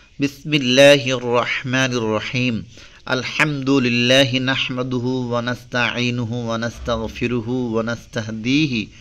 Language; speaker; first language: Arabic; non-native, fluent; Bangla